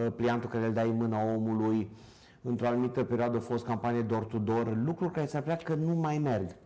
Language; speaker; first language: Romanian; native; Romanian